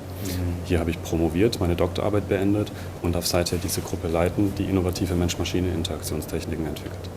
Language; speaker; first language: German; native; German